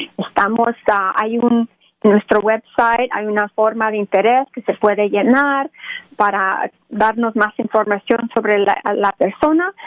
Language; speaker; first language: Spanish; early bilingual, heritage; Spanish